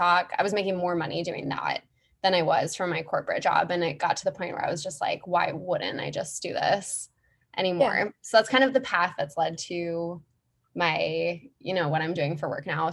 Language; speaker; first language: English; native; English